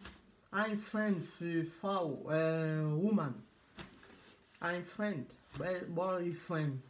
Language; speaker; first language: German; non-native, learner; French